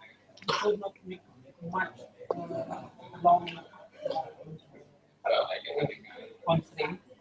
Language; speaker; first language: English; non-native, learner; Indonesian